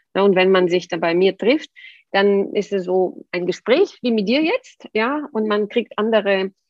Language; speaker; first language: German; non-native, fluent; Bulgarian